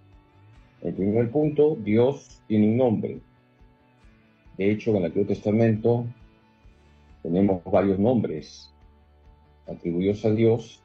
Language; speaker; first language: Spanish; native; Spanish